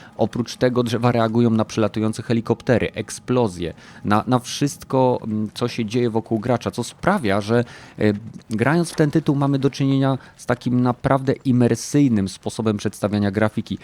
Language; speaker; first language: Polish; native; Polish